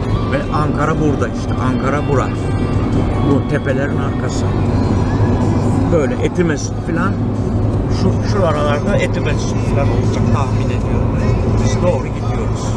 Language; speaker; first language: Turkish; native; Turkish